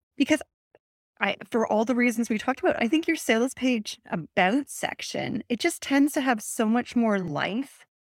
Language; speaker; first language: English; native; English